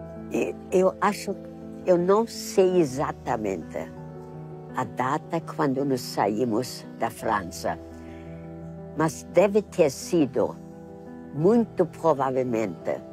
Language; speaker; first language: Portuguese; non-native, fluent; German